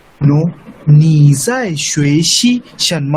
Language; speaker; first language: Chinese; non-native, fluent; Urdu